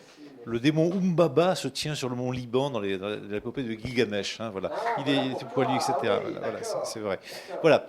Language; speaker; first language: French; native; French